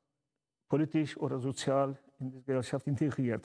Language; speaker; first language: German; early bilingual, other home language; Turkish